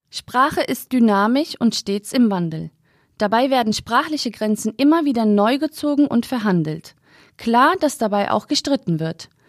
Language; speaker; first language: German; early bilingual, other home language; Turkish